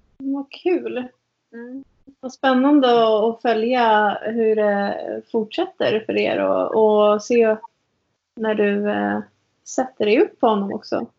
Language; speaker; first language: Swedish; native; Swedish